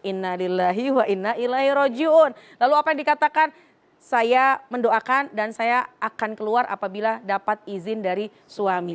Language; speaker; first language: Indonesian; native; Indonesian